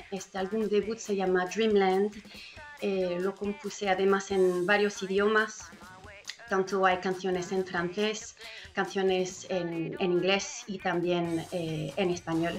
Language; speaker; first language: Spanish; non-native, fluent; French